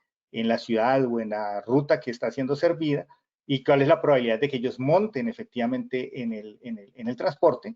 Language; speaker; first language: Spanish; native; Spanish